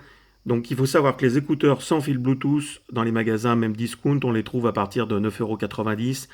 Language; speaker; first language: French; native; French